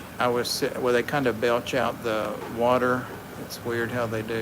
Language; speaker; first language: English; native; English